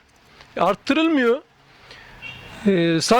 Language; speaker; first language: Turkish; native; Turkish